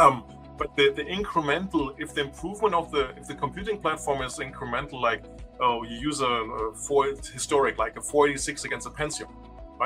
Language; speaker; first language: English; non-native, fluent; German